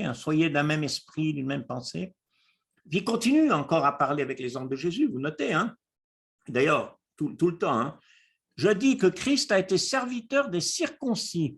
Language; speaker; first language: French; native; French